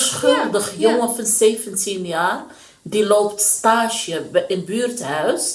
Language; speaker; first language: Dutch; non-native, learner; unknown